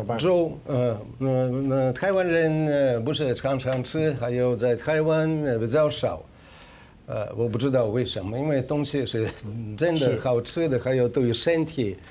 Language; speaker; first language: Chinese; non-native, fluent; Russian